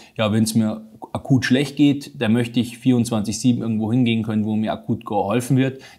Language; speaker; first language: German; native; German